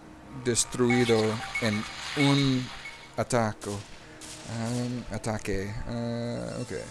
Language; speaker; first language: Spanish; non-native, learner; English